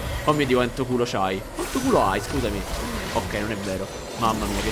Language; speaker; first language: Italian; native; Italian